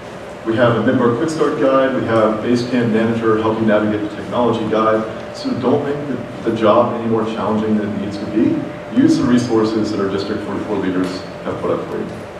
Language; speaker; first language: English; native; English